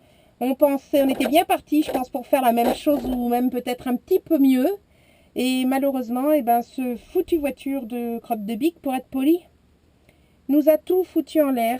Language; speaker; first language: French; native; French